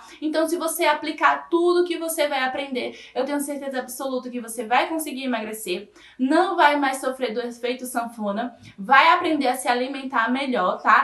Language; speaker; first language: Portuguese; native; Portuguese